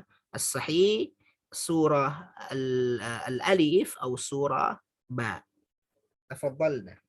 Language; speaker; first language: Arabic; non-native, fluent; Indonesian